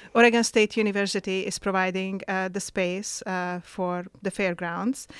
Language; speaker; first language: English; non-native, fluent; Hungarian